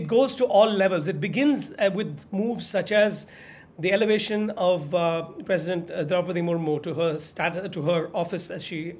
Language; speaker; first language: English; non-native, local second language; Tamil